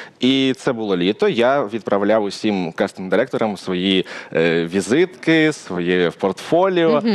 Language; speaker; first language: Ukrainian; native; Ukrainian